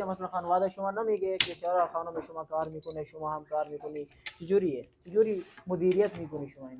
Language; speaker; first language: Persian; non-native, learner; Urdu